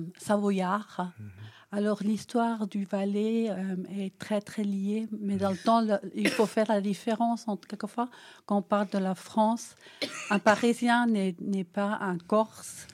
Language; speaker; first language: French; non-native, local second language; Swiss German